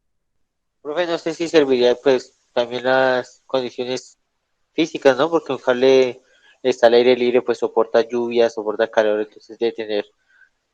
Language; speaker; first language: Spanish; native; Spanish